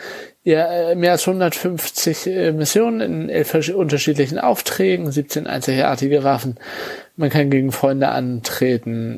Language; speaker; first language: German; native; German